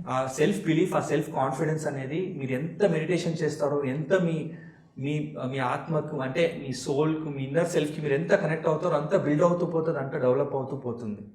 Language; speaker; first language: Telugu; non-native, local second language; Marathi